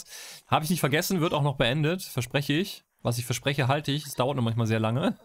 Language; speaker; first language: German; native; German